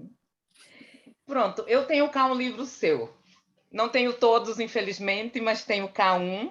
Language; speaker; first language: Portuguese; native; Portuguese